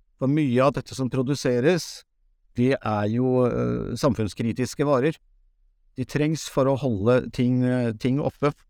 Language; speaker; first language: Norwegian; native; Norwegian